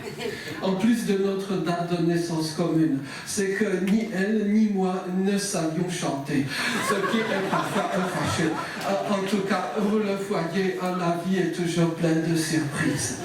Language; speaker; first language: French; native; French